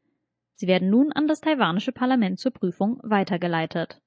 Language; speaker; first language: German; native; German